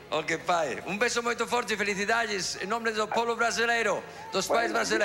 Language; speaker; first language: Portuguese; non-native, fluent; Spanish